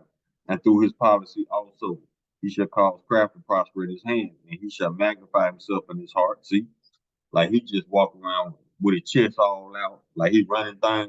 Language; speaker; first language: English; native; English